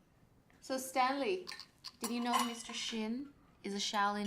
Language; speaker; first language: English; native; English